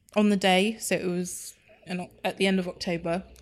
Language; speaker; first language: English; native; English